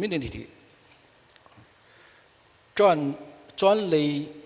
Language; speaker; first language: English; non-native, fluent; Chinese